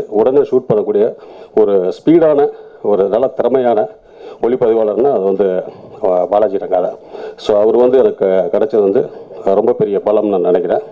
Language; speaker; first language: Tamil; native; Tamil